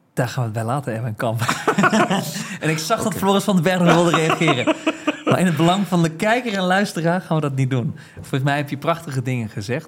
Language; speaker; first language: Dutch; native; Dutch